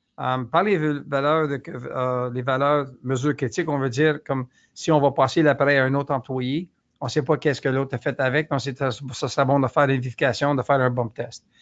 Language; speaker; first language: French; native; French